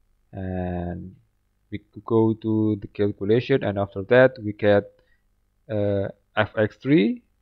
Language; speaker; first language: English; non-native, fluent; Indonesian